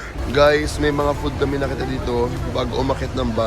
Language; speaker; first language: Filipino; native; Filipino